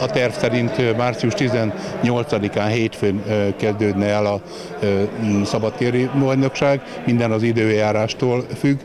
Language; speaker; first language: Hungarian; native; Hungarian